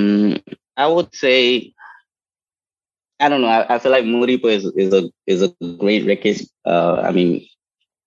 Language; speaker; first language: English; non-native, local second language; Shona